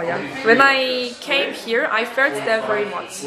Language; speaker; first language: English; non-native, learner; Korean